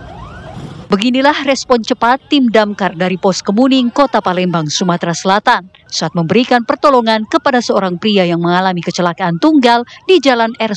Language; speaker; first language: Indonesian; native; Indonesian